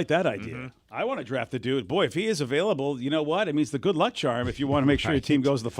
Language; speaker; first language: English; native; English